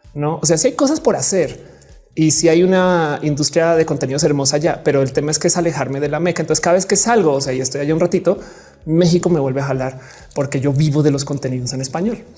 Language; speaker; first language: Spanish; native; Spanish